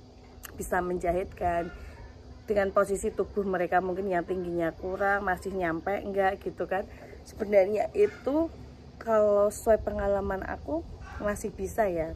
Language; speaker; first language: Indonesian; native; Indonesian